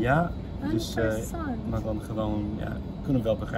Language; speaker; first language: Dutch; non-native, fluent; English